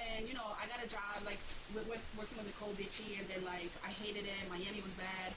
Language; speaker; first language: English; early bilingual, other home language; Bosnian